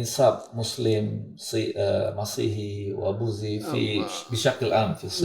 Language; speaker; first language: Arabic; non-native, fluent; Indonesian